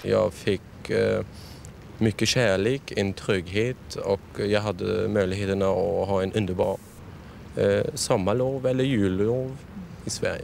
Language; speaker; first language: Swedish; non-native, fluent; German